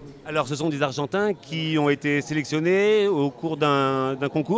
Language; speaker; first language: French; native; French